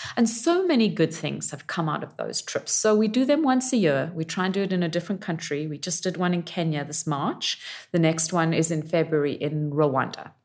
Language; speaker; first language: English; native; English